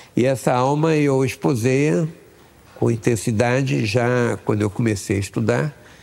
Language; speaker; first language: Portuguese; native; Portuguese